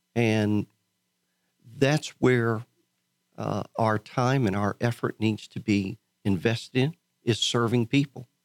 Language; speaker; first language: English; native; English